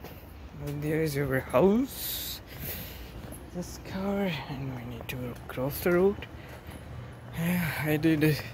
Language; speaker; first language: English; non-native, learner; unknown